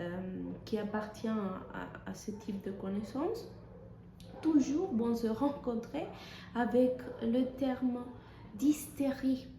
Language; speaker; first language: French; non-native, fluent; Spanish